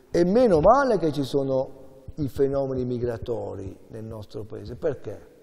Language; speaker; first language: Italian; native; Italian